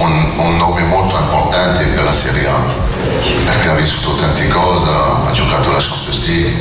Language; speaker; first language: Italian; non-native, fluent; French